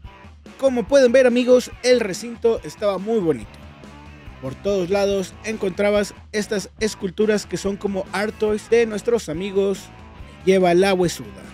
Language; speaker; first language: Spanish; native; Spanish